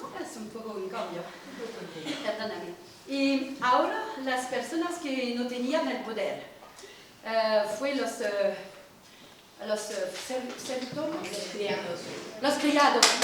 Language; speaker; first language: Spanish; non-native, learner; French